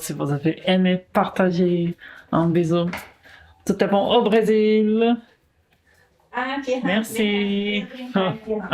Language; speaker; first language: French; non-native, fluent; Portuguese